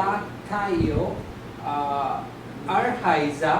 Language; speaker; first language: Chinese; non-native, learner; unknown